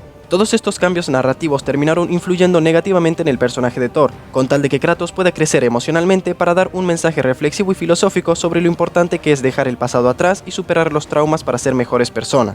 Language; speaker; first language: Spanish; native; Spanish